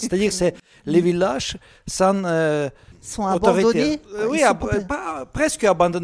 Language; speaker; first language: French; non-native, learner; Russian